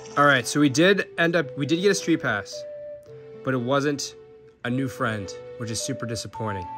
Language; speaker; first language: English; native; English